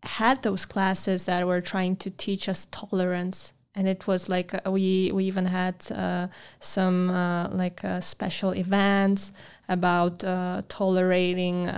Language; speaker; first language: English; non-native, fluent; Polish